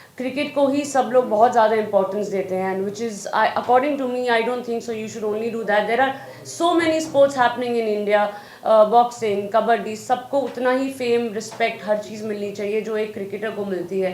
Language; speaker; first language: Hindi; native; Hindi